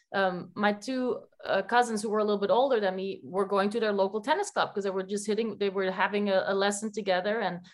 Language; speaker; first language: English; non-native, fluent; Dutch